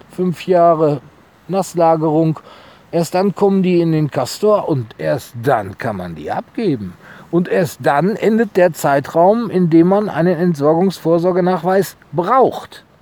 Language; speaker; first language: German; native; German